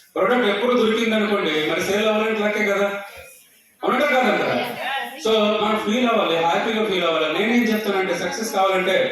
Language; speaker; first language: Telugu; non-native, local second language; Odia